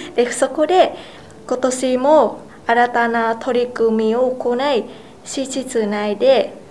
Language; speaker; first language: Japanese; non-native, fluent; Vietnamese